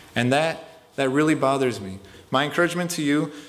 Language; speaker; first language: English; early bilingual, other home language; Romanian